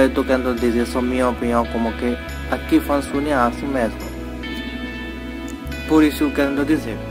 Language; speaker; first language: Portuguese; non-native, learner; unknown